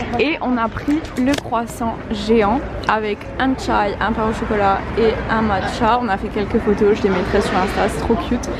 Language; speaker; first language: French; native; French